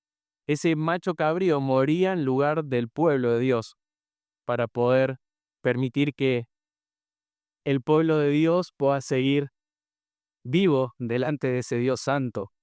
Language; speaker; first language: Spanish; native; Spanish